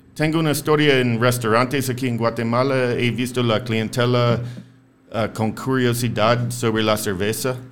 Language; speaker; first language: Spanish; non-native, fluent; English